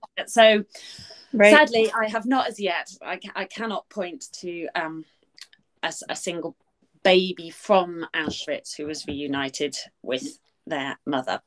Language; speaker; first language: English; native; English